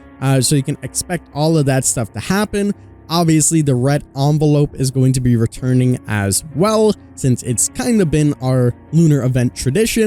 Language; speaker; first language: English; native; English